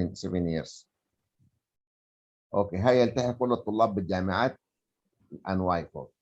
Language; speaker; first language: Arabic; native; Arabic